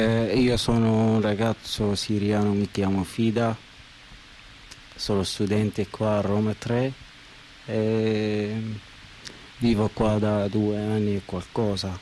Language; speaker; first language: Italian; non-native, learner; Arabic